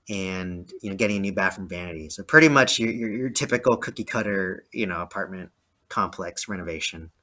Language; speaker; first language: English; native; English